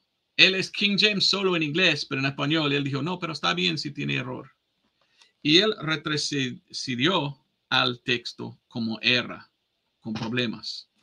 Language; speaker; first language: Spanish; non-native, fluent; English